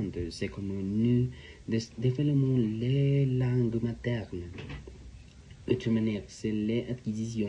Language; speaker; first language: French; non-native, learner; Spanish